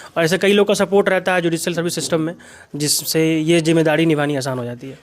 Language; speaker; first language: Hindi; native; Hindi